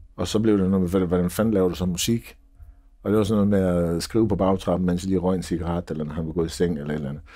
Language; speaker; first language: Danish; native; Danish